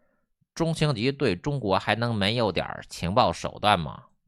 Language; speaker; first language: Chinese; native; Chinese